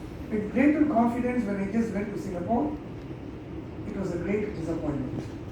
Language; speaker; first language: English; non-native, local second language; Tamil